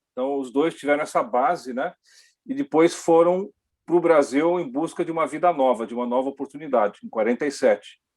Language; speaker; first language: Portuguese; early bilingual, other home language; Dutch